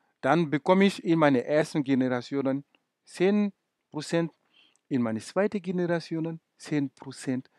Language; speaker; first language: German; non-native, fluent; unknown